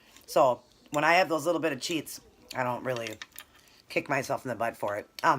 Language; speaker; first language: English; native; English